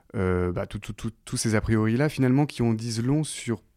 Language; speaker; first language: French; native; French